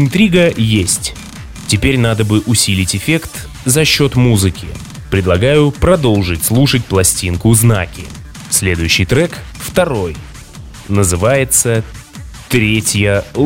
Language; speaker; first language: Russian; native; Russian